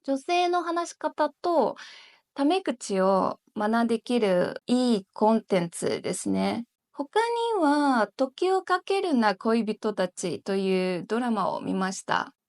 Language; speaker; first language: Japanese; non-native, learner; Chinese